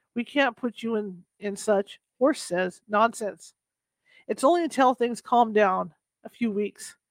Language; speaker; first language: English; native; English